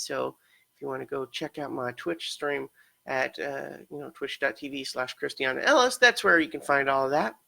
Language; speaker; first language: English; native; English